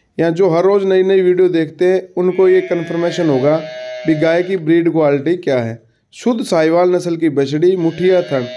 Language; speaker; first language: Hindi; native; Hindi